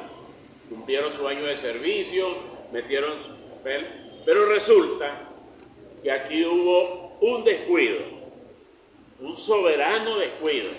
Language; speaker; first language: Spanish; native; Spanish